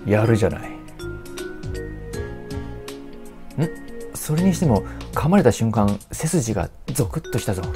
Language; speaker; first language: Japanese; native; Japanese